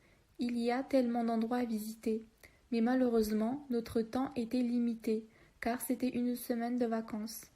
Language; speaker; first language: French; non-native, learner; Turkish